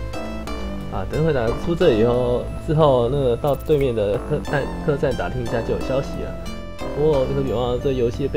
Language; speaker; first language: Chinese; native; Chinese